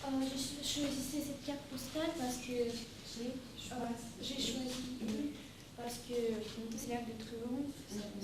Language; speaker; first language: French; non-native, learner; Russian